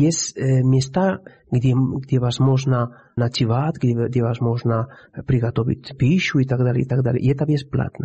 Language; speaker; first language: Russian; non-native, fluent; Spanish